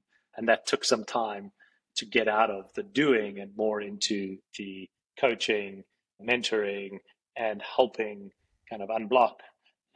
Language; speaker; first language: English; native; English